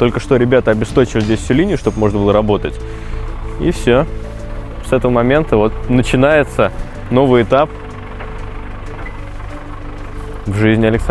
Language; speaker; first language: Russian; native; Russian